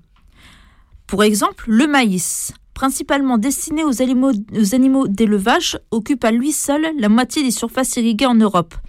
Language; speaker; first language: French; native; French